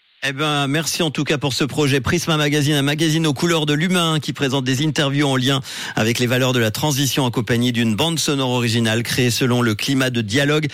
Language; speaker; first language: French; native; French